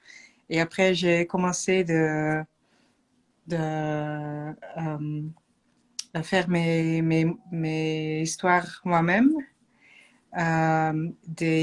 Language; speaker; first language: French; non-native, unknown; Dutch